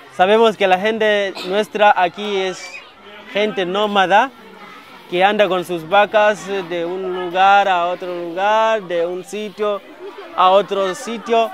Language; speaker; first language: Spanish; non-native, fluent; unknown